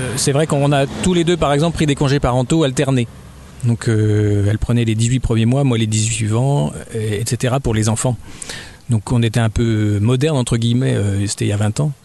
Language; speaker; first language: French; native; French